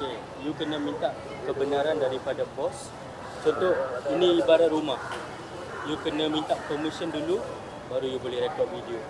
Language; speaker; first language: Malay; native; Malay